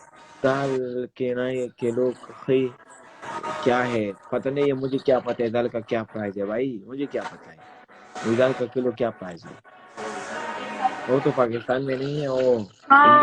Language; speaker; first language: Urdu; non-native, learner; Pashto